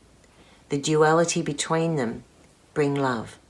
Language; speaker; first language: English; native; English